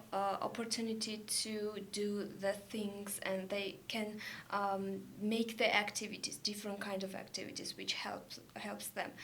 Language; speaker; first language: English; non-native, learner; Georgian